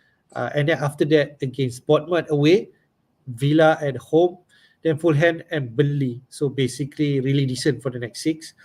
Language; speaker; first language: English; non-native, local second language; Malay